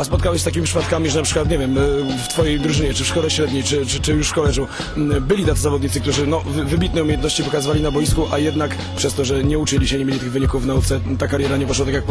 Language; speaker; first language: Polish; native; Polish